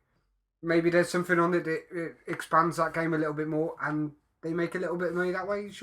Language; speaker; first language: English; native; English